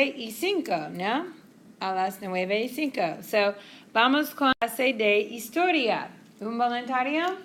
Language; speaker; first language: Spanish; non-native, fluent; English